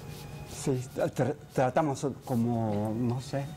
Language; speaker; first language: Spanish; non-native, fluent; Japanese